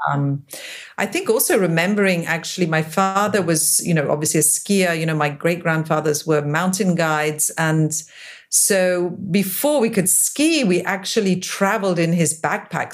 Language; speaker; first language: English; native; English